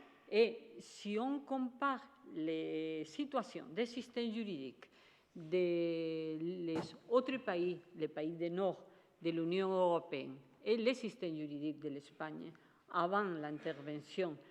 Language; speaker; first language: French; non-native, fluent; Spanish